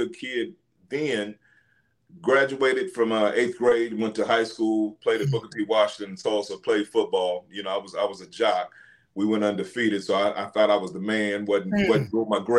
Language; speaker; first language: English; native; English